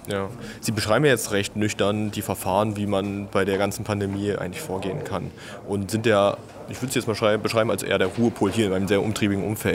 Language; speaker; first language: German; native; German